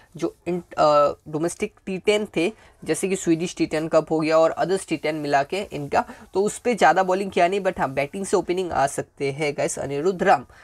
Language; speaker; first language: Hindi; native; Hindi